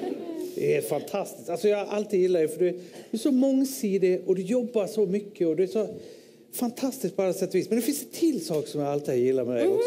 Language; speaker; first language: Swedish; native; Swedish